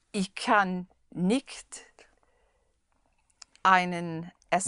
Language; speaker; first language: German; non-native, learner; English